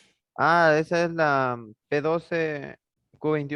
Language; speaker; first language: Spanish; native; Spanish